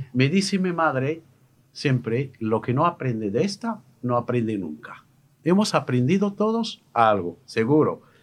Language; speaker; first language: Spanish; non-native, fluent; Arabic